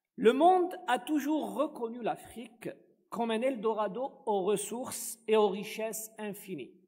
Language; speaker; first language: French; non-native, local second language; Arabic